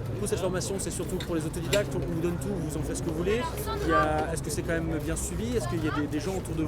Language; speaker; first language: French; native; French